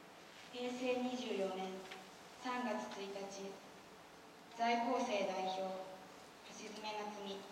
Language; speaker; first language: Japanese; native; Japanese